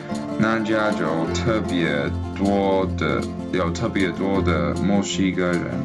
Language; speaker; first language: Chinese; non-native, learner; English